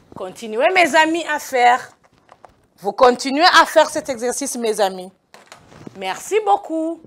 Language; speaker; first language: French; non-native, local second language; Kinyarwanda